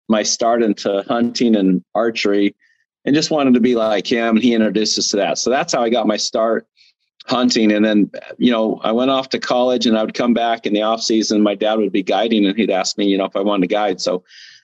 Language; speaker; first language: English; native; English